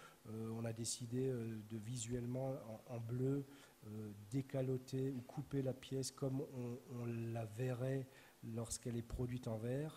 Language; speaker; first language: French; native; French